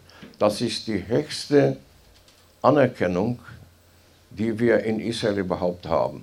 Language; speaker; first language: German; non-native, fluent; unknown